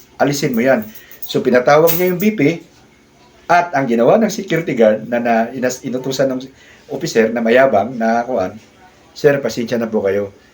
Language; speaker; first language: Filipino; non-native, local second language; Cebuano